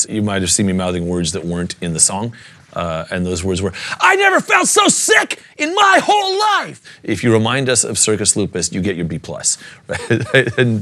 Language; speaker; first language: English; native; English